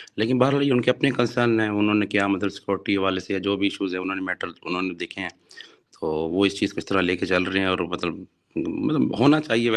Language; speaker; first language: Urdu; non-native, local second language; Saraiki